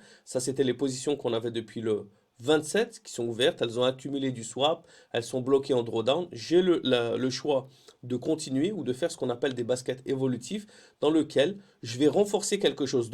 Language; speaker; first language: French; native; French